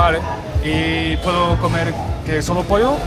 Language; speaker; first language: Spanish; non-native, learner; French